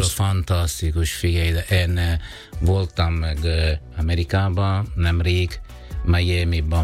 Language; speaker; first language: Hungarian; non-native, fluent; Italian